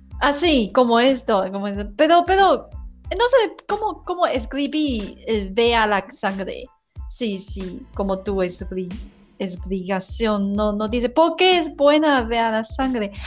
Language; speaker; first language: Spanish; non-native, learner; Chinese